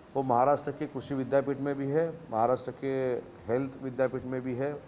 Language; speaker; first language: Hindi; non-native, local second language; Marathi